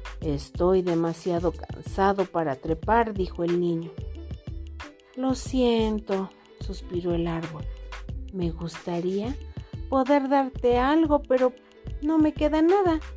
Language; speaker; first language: Spanish; non-native, fluent; Portuguese